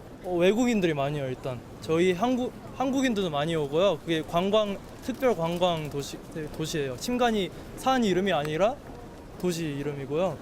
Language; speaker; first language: Korean; early bilingual, heritage; Korean